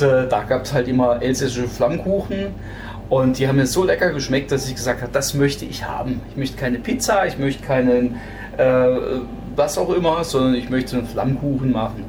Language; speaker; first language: German; native; German